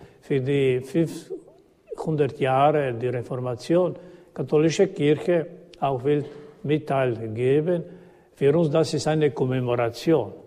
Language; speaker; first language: German; non-native, learner; Croatian